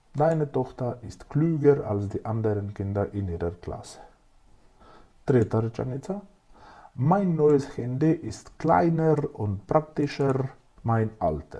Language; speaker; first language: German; non-native, fluent; Macedonian